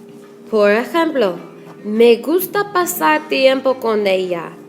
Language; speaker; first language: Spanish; non-native, fluent; English